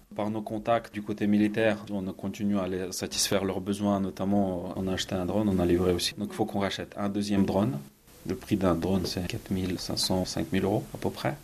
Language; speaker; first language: French; non-native, fluent; Ukrainian